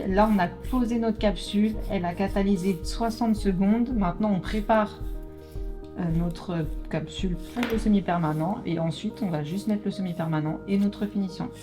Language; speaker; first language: French; native; French